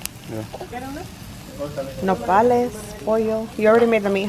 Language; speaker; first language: English; early bilingual, other home language; Spanish